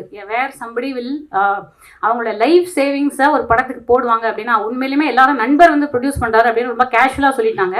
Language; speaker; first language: Tamil; native; Tamil